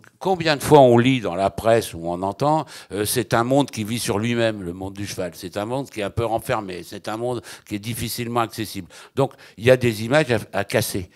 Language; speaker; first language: French; native; French